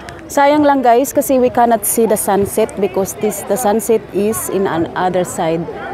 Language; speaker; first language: English; non-native, local second language; Kinaray-a